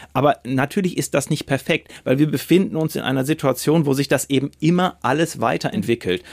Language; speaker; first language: German; native; German